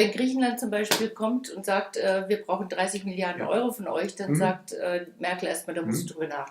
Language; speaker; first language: German; native; German